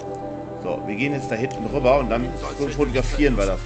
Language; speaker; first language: German; native; German